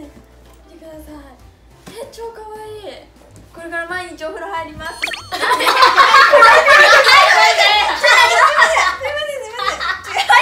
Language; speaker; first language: Japanese; native; Japanese